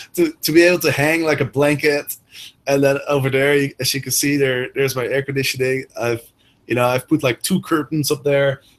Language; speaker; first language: English; non-native, fluent; Dutch